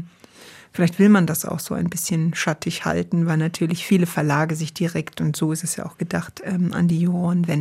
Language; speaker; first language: German; native; German